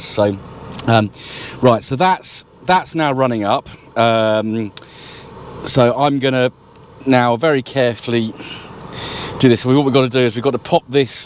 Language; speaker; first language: English; native; English